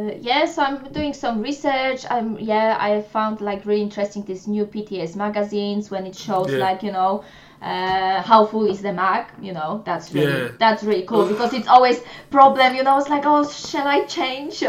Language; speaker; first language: English; non-native, fluent; Polish